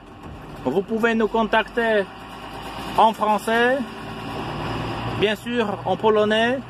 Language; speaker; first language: French; non-native, fluent; Polish